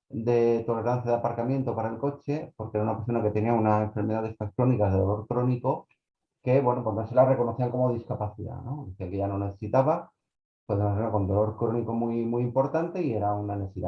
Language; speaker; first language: Spanish; native; Spanish